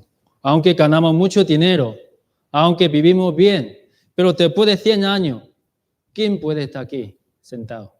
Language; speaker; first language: Spanish; non-native, learner; Chinese